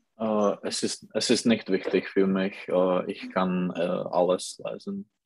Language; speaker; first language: German; non-native, learner; Czech